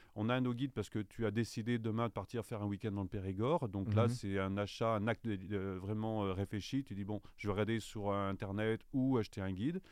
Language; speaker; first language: French; native; French